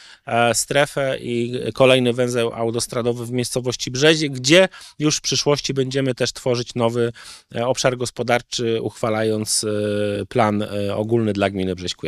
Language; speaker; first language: Polish; native; Polish